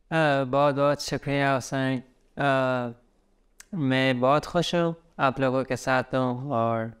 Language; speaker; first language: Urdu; early bilingual, other home language; Pashto